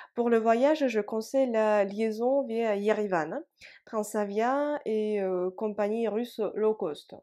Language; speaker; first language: French; non-native, fluent; Russian